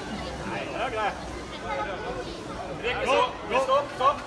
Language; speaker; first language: Swedish; native; Swedish